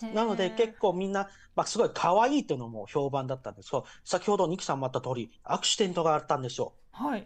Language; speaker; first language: Japanese; early bilingual, heritage; Japanese